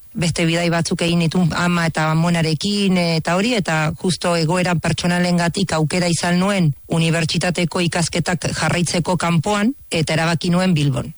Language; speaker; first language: Basque; non-native, fluent; Spanish